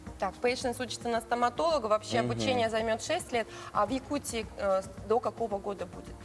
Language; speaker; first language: Russian; native; Russian